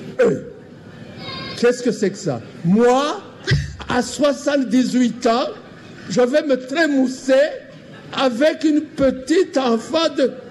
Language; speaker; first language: French; non-native, local second language; Rundi